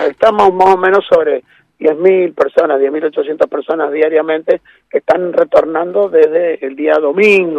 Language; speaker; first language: Spanish; native; Spanish